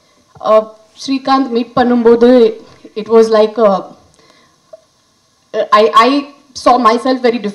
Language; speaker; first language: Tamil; non-native, fluent; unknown